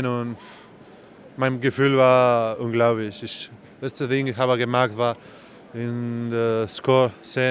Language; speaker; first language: German; non-native, learner; Spanish